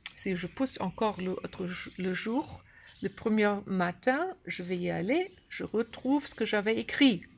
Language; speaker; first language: French; non-native, learner; German